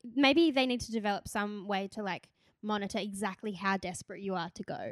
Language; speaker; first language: English; native; English